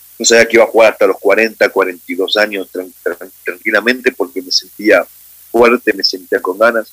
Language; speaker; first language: Spanish; native; Spanish